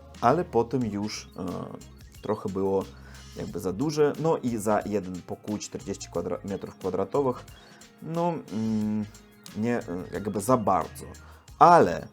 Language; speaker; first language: Polish; non-native, learner; Russian